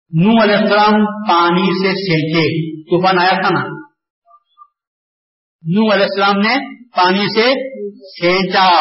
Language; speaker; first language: Urdu; native; Urdu